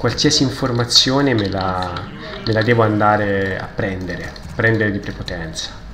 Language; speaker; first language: Italian; native; Italian